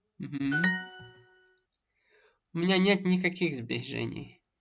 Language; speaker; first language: Russian; native; Russian